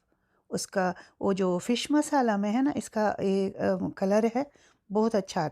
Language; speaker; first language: Hindi; non-native, local second language; Tulu